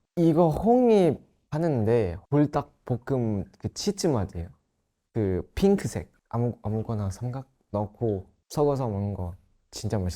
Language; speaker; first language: Korean; non-native, local second language; Thai